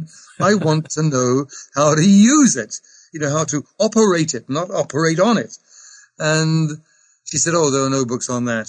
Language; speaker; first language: English; native; English